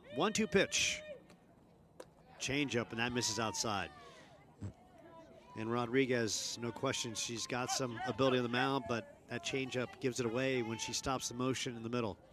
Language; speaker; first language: English; native; English